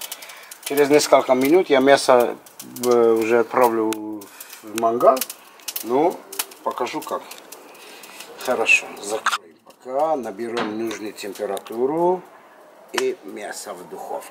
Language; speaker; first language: Russian; non-native, local second language; Armenian